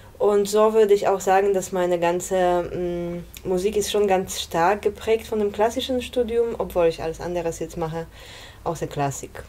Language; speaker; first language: German; non-native, fluent; Polish